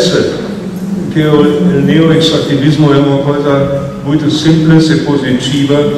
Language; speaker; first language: Portuguese; non-native, fluent; German